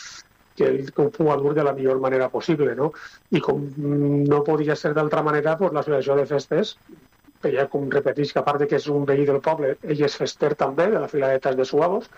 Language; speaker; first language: Catalan; native; Catalan